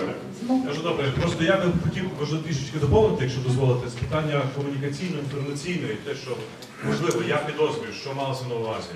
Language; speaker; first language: Ukrainian; native; Ukrainian